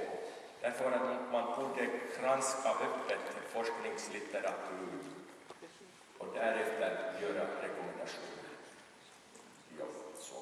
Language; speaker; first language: Swedish; non-native, local second language; Finnish